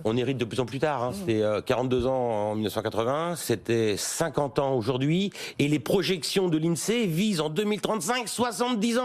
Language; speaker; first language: French; native; French